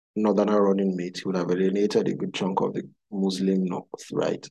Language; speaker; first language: English; non-native, local second language; Yoruba